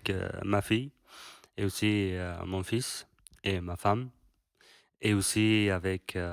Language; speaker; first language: French; non-native, learner; Persian